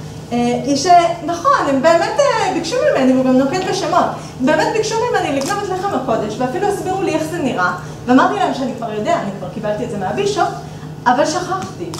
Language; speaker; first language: Hebrew; native; Hebrew